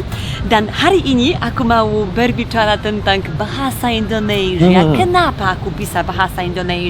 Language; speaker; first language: Indonesian; non-native, fluent; Polish